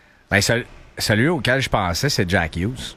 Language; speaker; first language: French; native; French